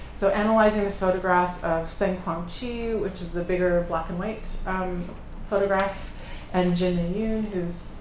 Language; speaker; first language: English; native; English